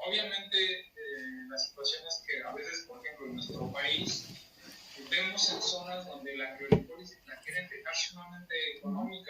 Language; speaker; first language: Spanish; native; Spanish